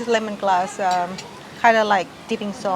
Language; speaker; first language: English; non-native, learner; Thai